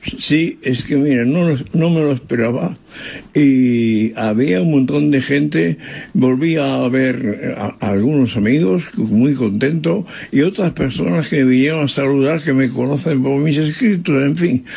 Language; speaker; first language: Spanish; non-native, fluent; French